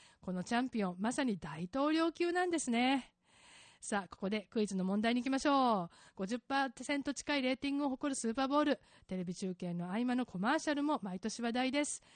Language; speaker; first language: Japanese; native; Japanese